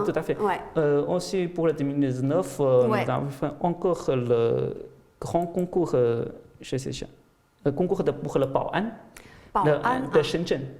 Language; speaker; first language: French; non-native, fluent; Chinese